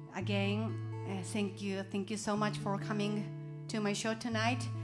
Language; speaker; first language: English; non-native, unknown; Japanese